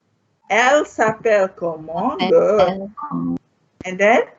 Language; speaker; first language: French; non-native, fluent; Malay